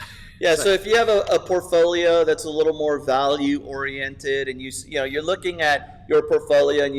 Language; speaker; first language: English; native; English